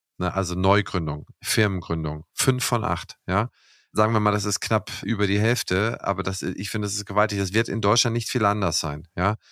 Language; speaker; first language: German; native; German